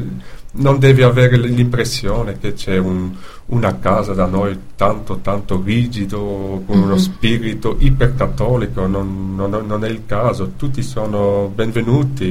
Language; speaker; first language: Italian; non-native, fluent; Dutch